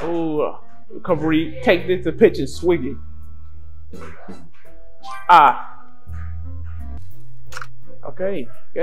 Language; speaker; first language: English; native; English